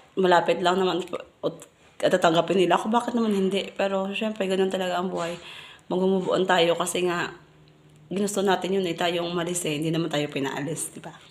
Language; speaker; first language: Filipino; non-native, local second language; Cebuano